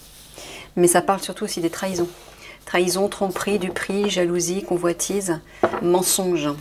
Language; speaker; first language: French; native; French